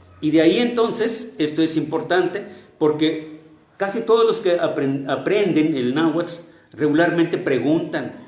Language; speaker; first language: Spanish; non-native, local second language; Nahuatl languages